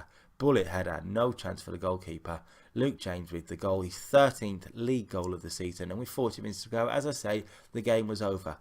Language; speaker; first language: English; native; English